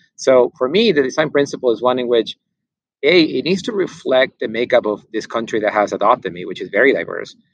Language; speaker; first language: English; non-native, fluent; Spanish